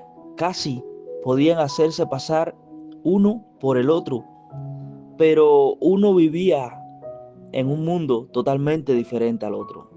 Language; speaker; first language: Spanish; native; Spanish